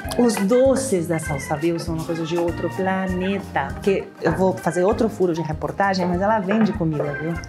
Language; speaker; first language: Portuguese; non-native, fluent; Spanish